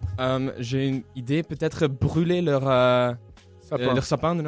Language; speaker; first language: French; non-native, local second language; Dutch